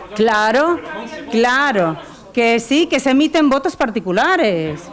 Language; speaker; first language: Spanish; non-native, local second language; Galician